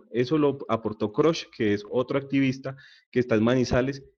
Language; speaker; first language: Spanish; native; Spanish